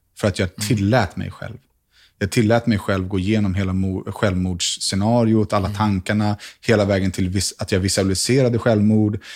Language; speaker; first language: Swedish; native; Swedish